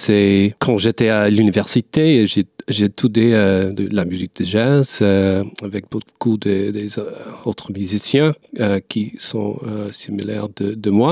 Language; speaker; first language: French; non-native, learner; English